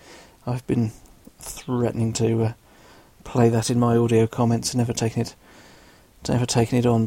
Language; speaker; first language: English; native; English